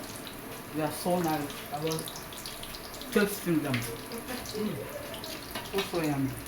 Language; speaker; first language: English; non-native, local second language; Swahili